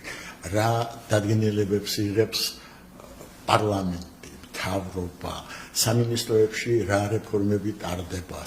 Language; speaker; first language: Georgian; non-native, local second language; Azerbaijani